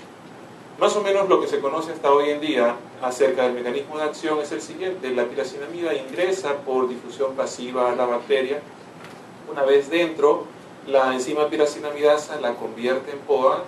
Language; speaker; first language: Spanish; native; Spanish